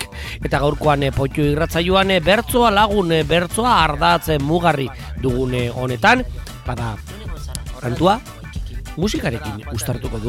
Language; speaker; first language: Basque; native; Basque